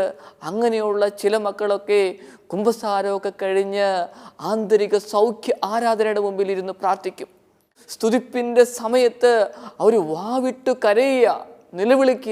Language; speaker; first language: Malayalam; native; Malayalam